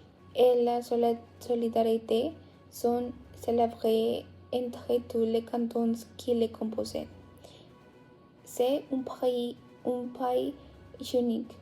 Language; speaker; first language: French; non-native, learner; Spanish